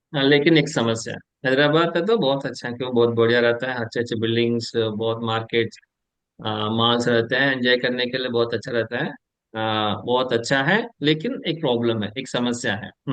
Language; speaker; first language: Hindi; non-native, fluent; Telugu